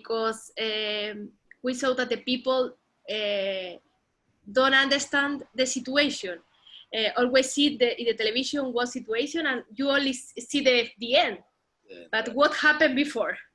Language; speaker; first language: English; non-native, learner; Spanish